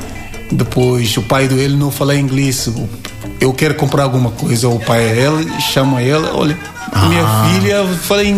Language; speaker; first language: Portuguese; non-native, learner; Yoruba